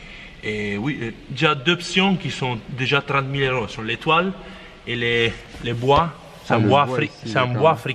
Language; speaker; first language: French; non-native, fluent; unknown